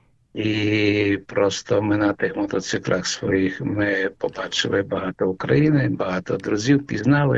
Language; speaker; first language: Ukrainian; early bilingual, heritage; Ukrainian